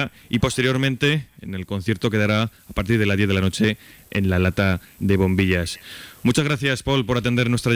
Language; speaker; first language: Spanish; native; Spanish